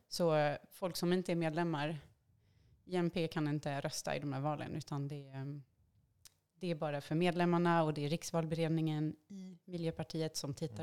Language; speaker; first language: Swedish; non-native, fluent; French